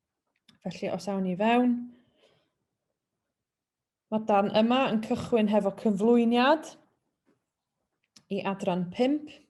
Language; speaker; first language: Welsh; native; Welsh